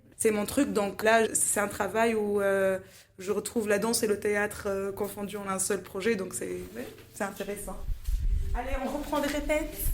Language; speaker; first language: French; non-native, local second language; Arabic